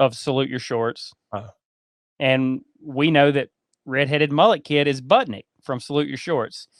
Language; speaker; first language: English; native; English